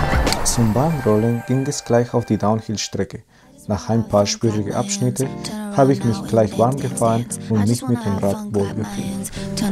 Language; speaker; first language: German; non-native, fluent; Spanish